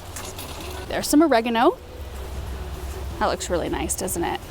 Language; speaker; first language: English; native; English